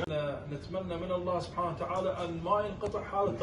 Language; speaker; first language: Arabic; native; Arabic